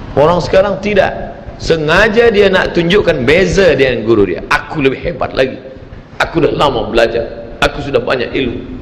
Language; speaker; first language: Malay; native; Malay